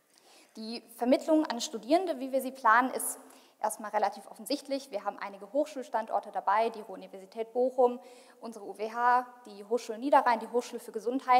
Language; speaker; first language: German; native; German